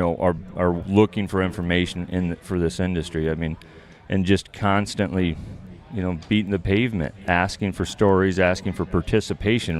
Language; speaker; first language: English; native; English